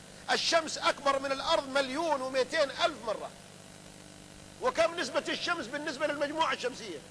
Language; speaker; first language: Arabic; native; Arabic